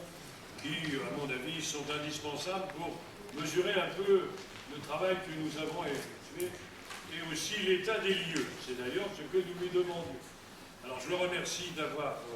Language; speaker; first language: French; native; French